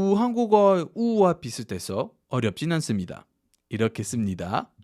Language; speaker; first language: Korean; non-native, fluent; French